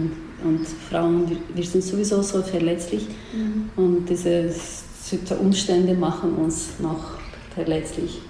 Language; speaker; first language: German; non-native, learner; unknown